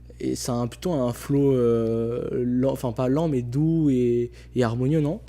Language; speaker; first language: French; native; French